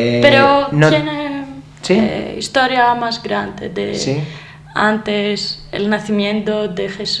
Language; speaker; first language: Spanish; non-native, learner; Greek